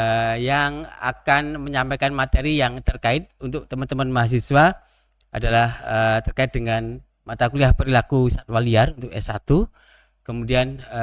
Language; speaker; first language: Indonesian; native; Indonesian